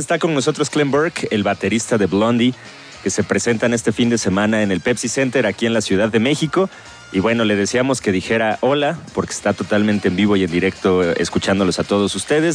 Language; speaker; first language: Spanish; native; Spanish